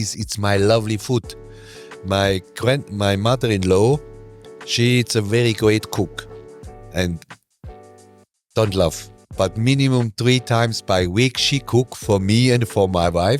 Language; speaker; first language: English; non-native, learner; German